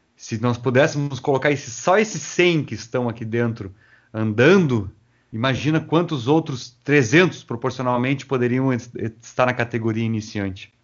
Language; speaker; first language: Portuguese; native; Portuguese